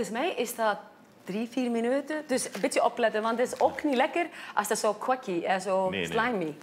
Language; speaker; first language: Dutch; non-native, fluent; Icelandic